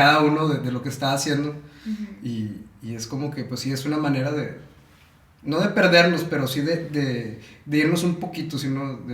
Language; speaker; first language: Spanish; native; Spanish